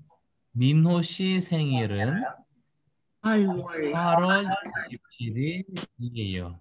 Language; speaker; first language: Korean; non-native, fluent; Russian